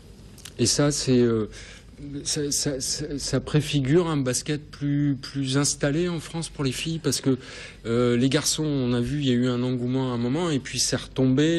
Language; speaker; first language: French; native; French